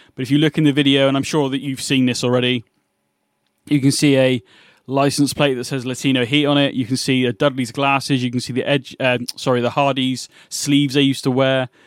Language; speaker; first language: English; native; English